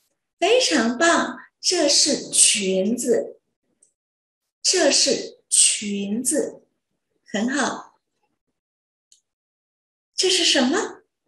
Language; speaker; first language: Chinese; non-native, fluent; Vietnamese